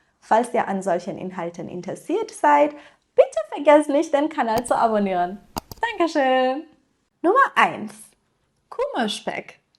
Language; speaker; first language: German; non-native, fluent; Persian